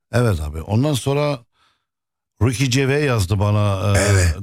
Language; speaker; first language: Turkish; non-native, fluent; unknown